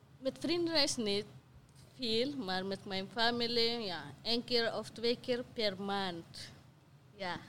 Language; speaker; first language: Dutch; non-native, learner; Tigrinya